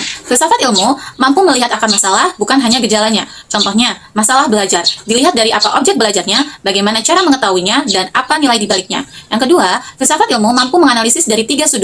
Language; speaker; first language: Indonesian; native; Indonesian